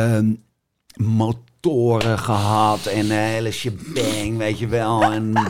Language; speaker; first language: Dutch; native; Dutch